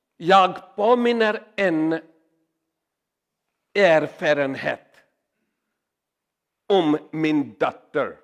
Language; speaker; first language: Swedish; non-native, learner; Urdu